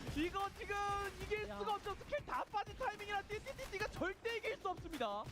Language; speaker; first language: Korean; native; Korean